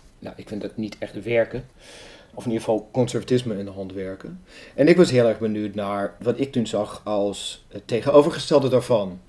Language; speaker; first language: Dutch; non-native, fluent; English